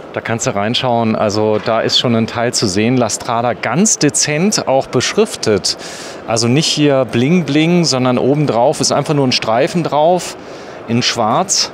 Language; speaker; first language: German; native; German